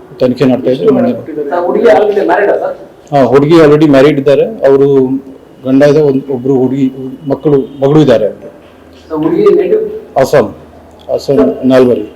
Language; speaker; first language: Kannada; non-native, local second language; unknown